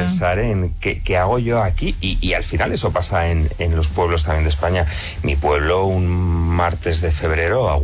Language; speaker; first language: Spanish; native; Spanish